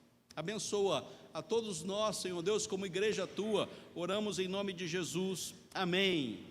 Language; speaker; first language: Portuguese; native; Portuguese